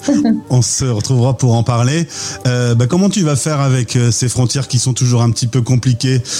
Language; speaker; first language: French; non-native, fluent; Portuguese